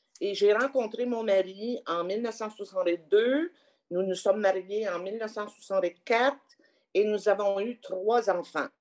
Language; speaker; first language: French; native; French